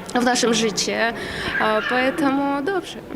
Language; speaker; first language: Polish; non-native, learner; Russian